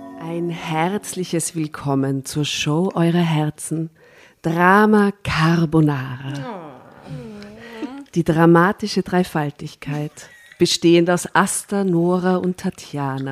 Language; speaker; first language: German; native; German